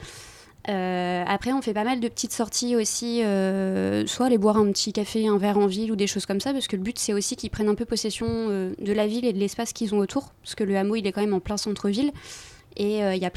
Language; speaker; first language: French; native; French